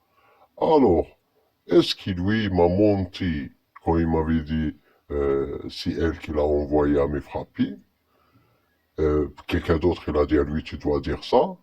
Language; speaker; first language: French; non-native, learner; Arabic